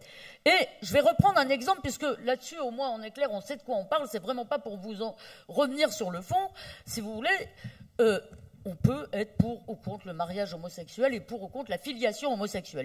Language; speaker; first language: French; native; French